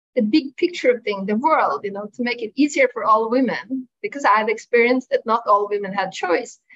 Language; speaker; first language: English; non-native, fluent; Norwegian